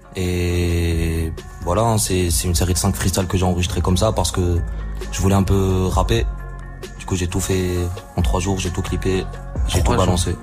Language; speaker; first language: French; non-native, local second language; Arabic